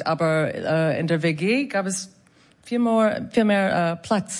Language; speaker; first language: German; non-native, fluent; English